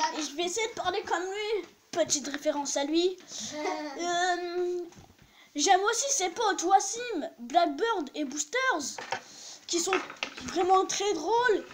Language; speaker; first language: French; native; French